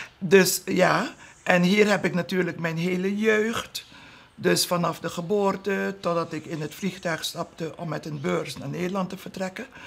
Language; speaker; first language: Dutch; non-native, local second language; Papiamento